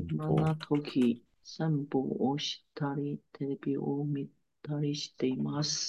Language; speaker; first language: Japanese; non-native, learner; Chinese